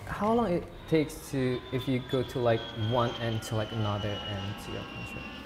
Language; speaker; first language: English; non-native, fluent; Indonesian